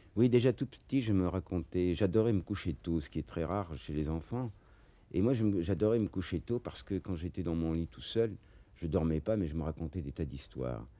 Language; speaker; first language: French; native; French